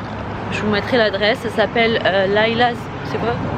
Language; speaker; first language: French; native; French